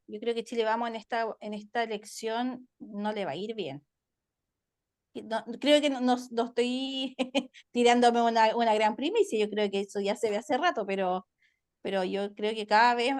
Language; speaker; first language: Spanish; native; Spanish